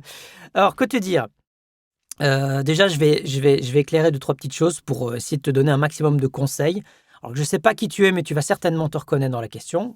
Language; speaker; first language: French; native; French